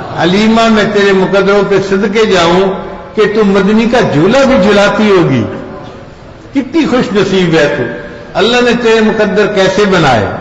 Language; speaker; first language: Urdu; non-native, local second language; Punjabi